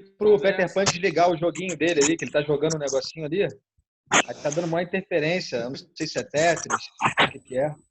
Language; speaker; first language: Portuguese; native; Portuguese